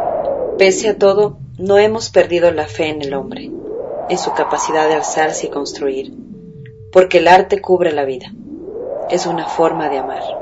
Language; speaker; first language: Spanish; native; Spanish